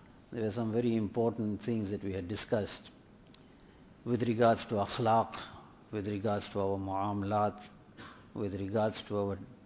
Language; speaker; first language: English; native; English